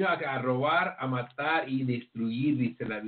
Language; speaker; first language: Spanish; early bilingual, heritage; Spanish